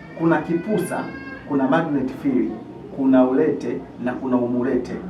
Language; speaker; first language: Swahili; native; Swahili